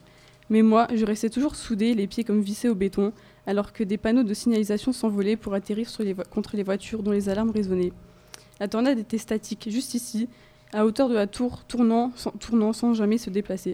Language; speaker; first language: French; native; French